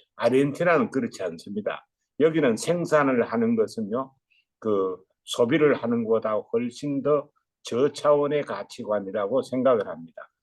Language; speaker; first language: Korean; native; Korean